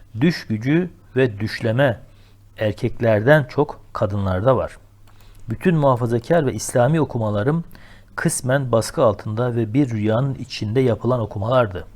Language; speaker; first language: Turkish; native; Turkish